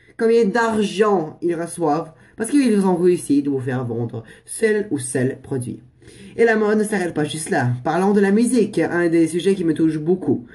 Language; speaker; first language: French; non-native, fluent; Russian